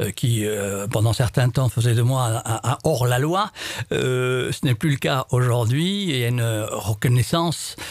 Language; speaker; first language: French; non-native, local second language; Arabic